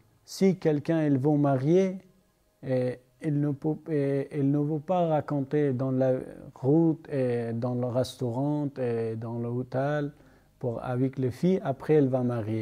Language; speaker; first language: French; non-native, learner; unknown